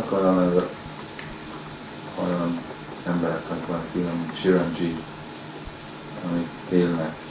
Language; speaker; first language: Hungarian; early bilingual, heritage; Hungarian